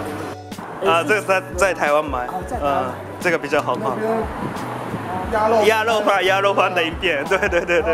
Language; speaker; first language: Chinese; non-native, learner; Japanese